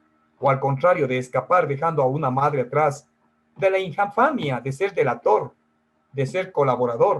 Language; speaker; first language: Spanish; native; Spanish